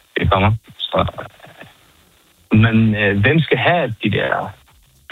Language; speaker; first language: Danish; non-native, local second language; Faroese